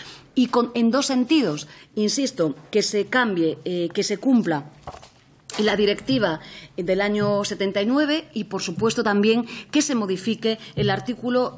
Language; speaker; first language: Spanish; native; Spanish